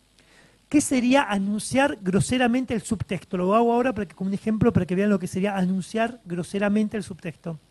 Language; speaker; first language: Spanish; native; Spanish